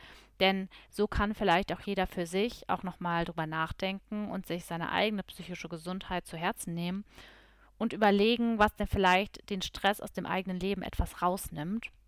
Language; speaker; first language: German; native; German